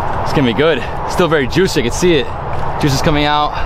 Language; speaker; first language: English; native; English